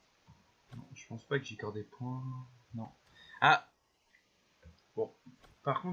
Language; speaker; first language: French; native; French